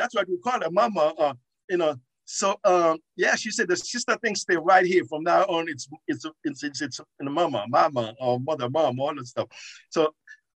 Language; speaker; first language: English; non-native, fluent; Haitian Creole